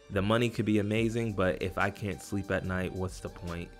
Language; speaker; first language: English; native; English